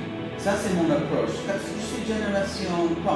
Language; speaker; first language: French; non-native, learner; English